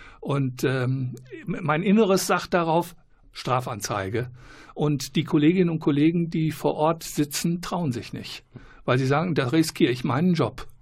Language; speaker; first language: German; native; German